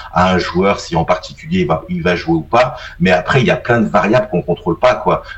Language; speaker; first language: French; native; French